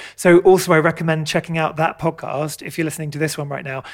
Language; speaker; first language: English; native; English